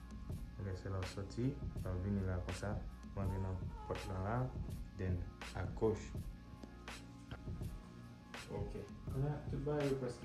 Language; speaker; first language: Haitian Creole; early bilingual, heritage; Haitian Creole